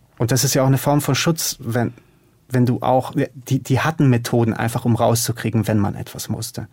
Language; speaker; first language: German; early bilingual, other home language; Hungarian